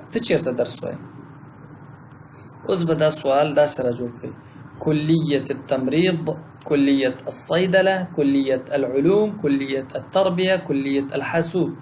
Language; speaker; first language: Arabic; non-native, fluent; Pashto